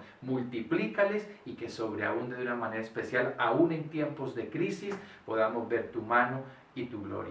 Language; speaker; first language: Spanish; native; Spanish